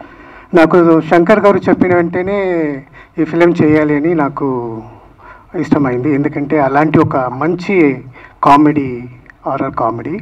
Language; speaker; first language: Telugu; non-native, learner; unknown